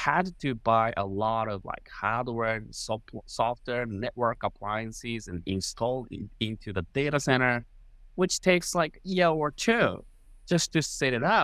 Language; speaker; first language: English; non-native, fluent; Japanese